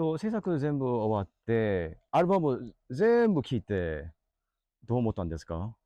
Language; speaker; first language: Japanese; non-native, learner; English